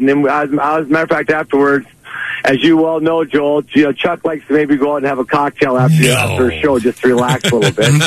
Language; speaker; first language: English; native; English